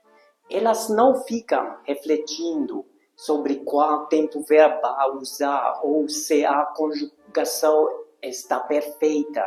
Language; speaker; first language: Portuguese; non-native, fluent; Hungarian